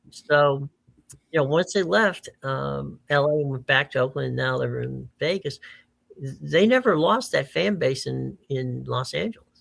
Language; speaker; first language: English; native; English